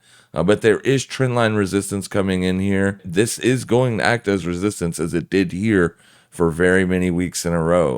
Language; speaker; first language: English; native; English